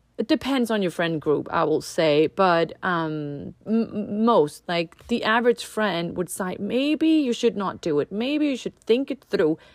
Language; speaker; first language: English; non-native, fluent; Danish